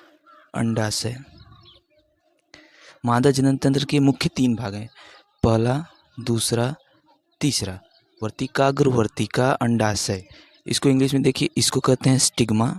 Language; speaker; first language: Hindi; native; Hindi